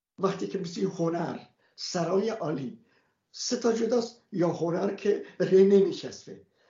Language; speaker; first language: Persian; native; Persian